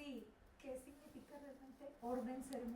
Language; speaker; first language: Spanish; native; Spanish